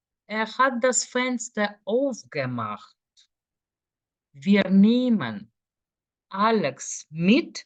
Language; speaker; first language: German; non-native, fluent; Lithuanian